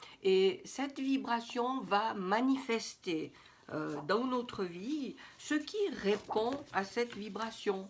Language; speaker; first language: French; native; French